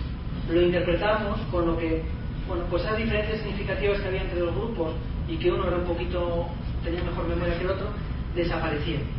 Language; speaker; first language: Spanish; native; Spanish